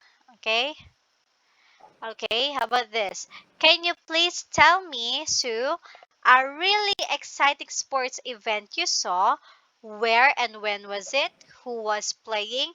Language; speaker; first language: English; non-native, local second language; Filipino